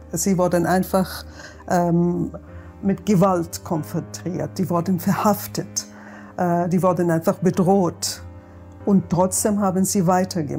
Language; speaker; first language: German; non-native, fluent; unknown